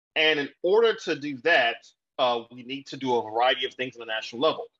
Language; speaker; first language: English; native; English